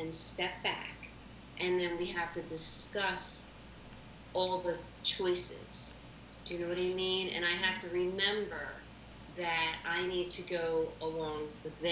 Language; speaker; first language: English; native; English